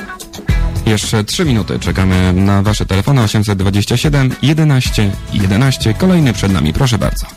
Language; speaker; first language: Polish; native; Polish